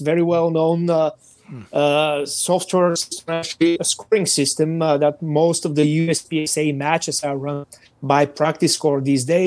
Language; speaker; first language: English; non-native, fluent; Bulgarian